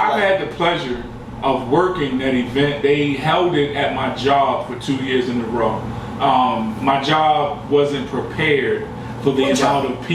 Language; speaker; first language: English; native; English